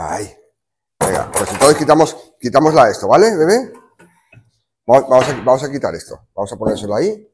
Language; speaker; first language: Spanish; native; Spanish